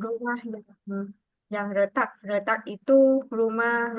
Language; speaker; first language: Indonesian; non-native, learner; Vietnamese